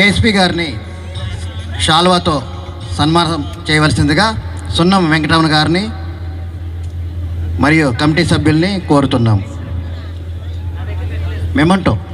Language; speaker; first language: Telugu; native; Telugu